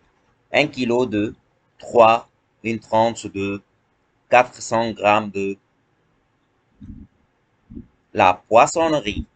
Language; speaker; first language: French; non-native, fluent; Arabic